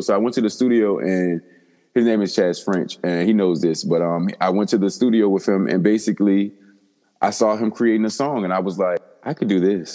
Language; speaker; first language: English; native; English